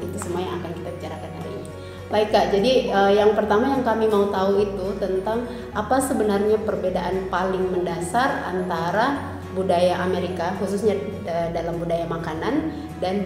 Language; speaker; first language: Indonesian; native; Indonesian